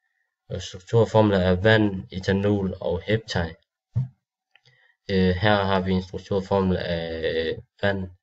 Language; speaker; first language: Danish; non-native, learner; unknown